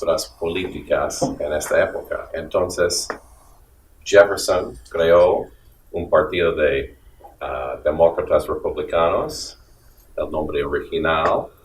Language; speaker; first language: Spanish; non-native, fluent; English